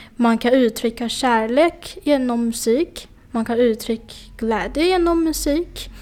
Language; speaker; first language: Swedish; non-native, fluent; Chinese